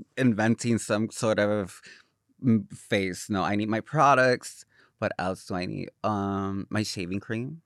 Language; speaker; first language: English; non-native, fluent; Spanish